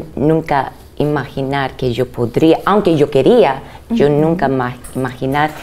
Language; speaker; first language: Spanish; early bilingual, other home language; English